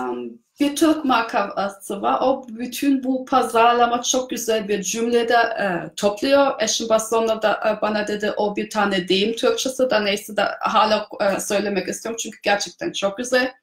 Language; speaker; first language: Turkish; non-native, fluent; German